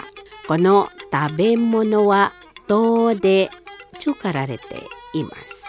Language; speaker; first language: Japanese; non-native, fluent; Indonesian